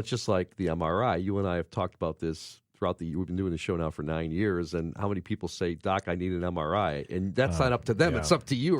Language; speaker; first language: English; native; English